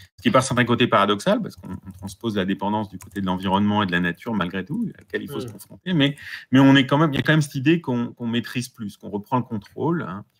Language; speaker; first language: French; native; French